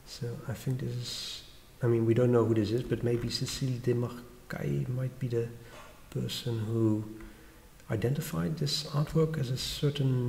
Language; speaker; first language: English; non-native, fluent; Dutch